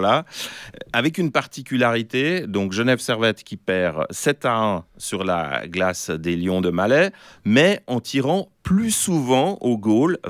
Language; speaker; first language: French; native; French